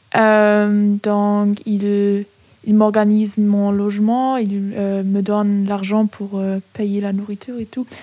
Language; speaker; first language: French; non-native, fluent; German